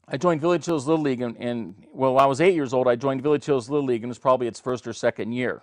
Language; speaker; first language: English; native; English